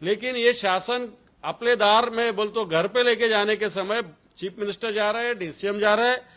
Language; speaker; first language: Hindi; non-native, local second language; Marathi